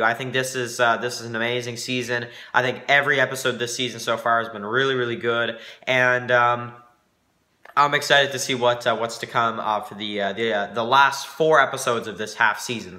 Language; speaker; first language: English; native; English